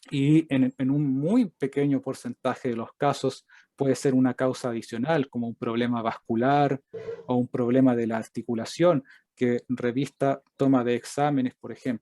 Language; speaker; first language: Spanish; native; Spanish